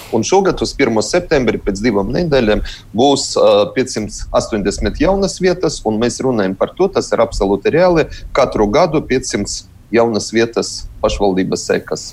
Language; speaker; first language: Latvian; non-native, local second language; Russian